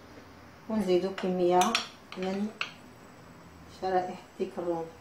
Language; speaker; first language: Arabic; native; Arabic